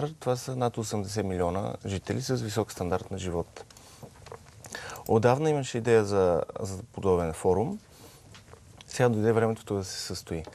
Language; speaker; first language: Bulgarian; native; Bulgarian